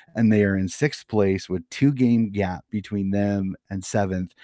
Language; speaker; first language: English; native; English